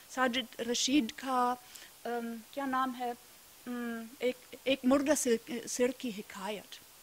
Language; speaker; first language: Urdu; non-native, fluent; German